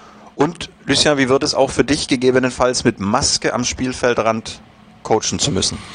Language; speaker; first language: German; native; German